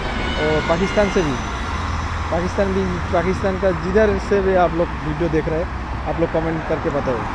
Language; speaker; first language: Hindi; non-native, learner; Bangla